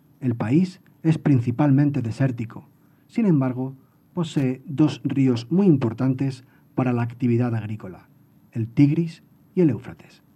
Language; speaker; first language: Spanish; native; Spanish